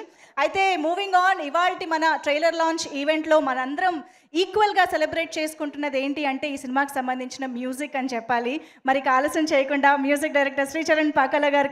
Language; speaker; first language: Telugu; native; Telugu